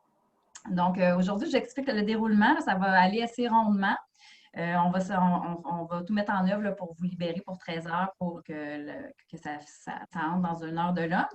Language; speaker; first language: French; native; French